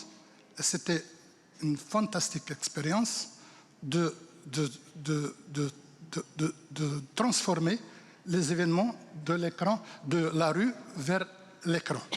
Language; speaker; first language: French; non-native, local second language; Arabic